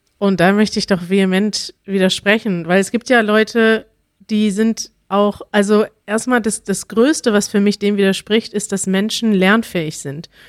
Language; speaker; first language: German; native; German